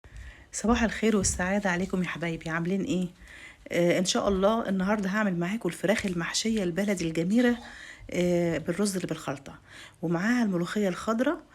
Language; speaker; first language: Arabic; native; Arabic